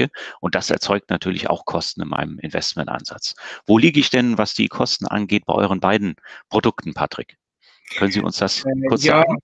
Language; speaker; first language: German; native; German